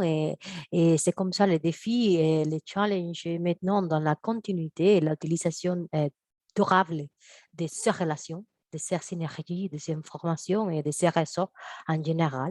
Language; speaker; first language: French; non-native, fluent; Spanish